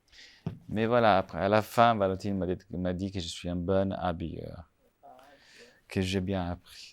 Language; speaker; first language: French; non-native, fluent; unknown